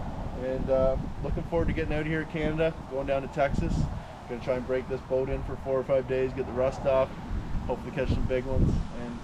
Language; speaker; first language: English; native; English